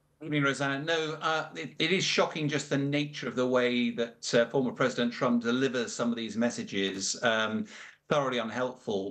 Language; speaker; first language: English; native; English